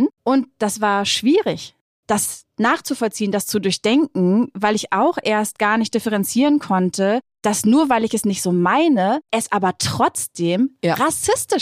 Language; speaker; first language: German; native; German